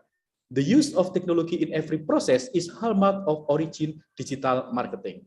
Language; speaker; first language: English; non-native, learner; Indonesian